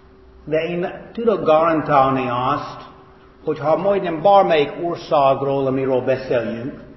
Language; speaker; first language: Hungarian; non-native, fluent; English